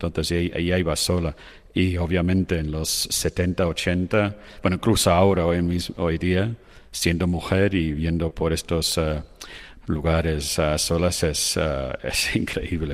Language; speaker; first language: Spanish; non-native, fluent; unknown